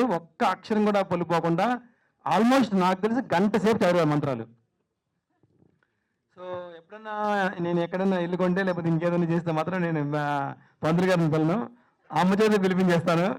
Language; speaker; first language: Telugu; native; Telugu